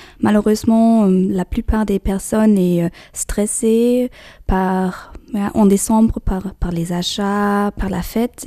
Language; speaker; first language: French; non-native, fluent; German